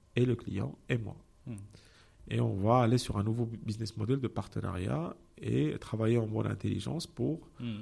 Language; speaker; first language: French; non-native, local second language; Arabic